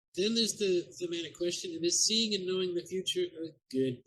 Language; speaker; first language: English; native; English